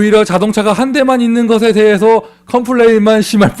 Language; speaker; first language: Korean; native; Korean